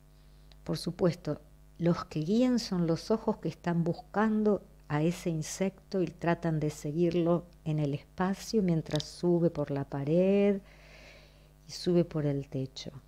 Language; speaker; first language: Spanish; native; Spanish